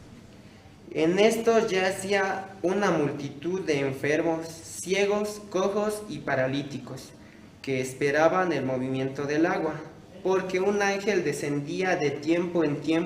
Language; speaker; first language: Spanish; native; Spanish